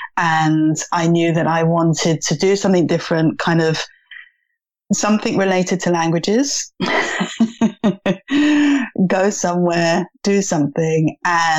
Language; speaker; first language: English; native; English